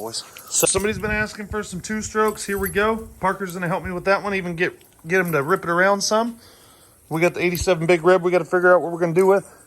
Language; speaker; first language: English; native; English